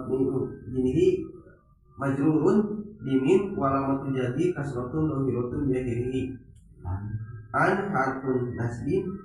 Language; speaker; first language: Arabic; non-native, learner; Indonesian